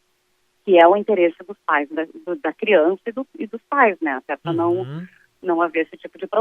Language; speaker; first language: Portuguese; native; Portuguese